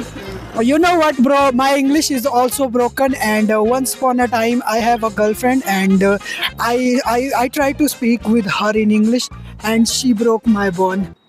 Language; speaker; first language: English; non-native, learner; Hindi